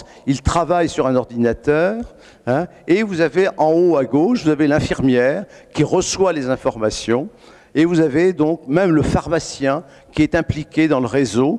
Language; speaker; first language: French; native; French